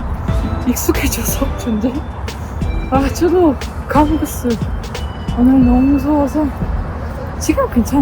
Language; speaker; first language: Korean; non-native, learner; Ukrainian